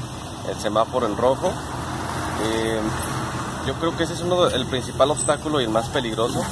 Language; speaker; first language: Spanish; native; Spanish